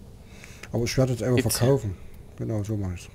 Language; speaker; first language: German; native; German